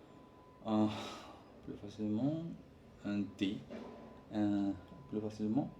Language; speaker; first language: French; non-native, learner; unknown